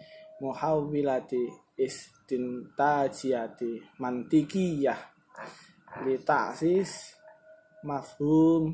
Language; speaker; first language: Arabic; non-native, learner; Indonesian